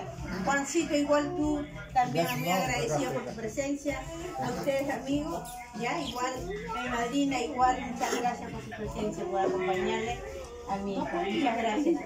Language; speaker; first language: Spanish; native; Spanish